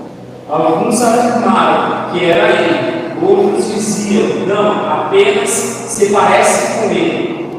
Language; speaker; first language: Portuguese; native; Portuguese